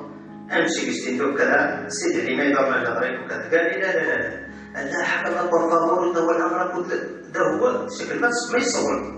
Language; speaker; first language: Arabic; native; Arabic